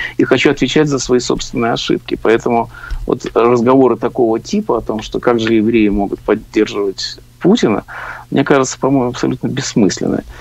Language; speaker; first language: Russian; native; Russian